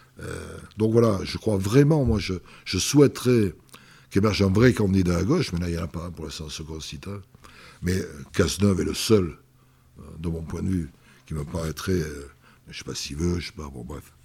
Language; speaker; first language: French; native; French